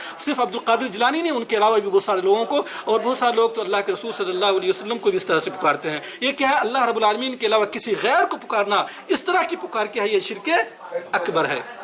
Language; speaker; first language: Urdu; native; Urdu